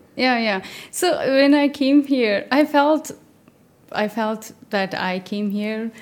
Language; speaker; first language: English; non-native, fluent; Turkish